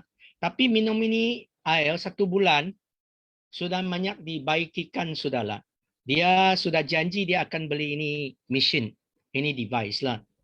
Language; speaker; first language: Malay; non-native, local second language; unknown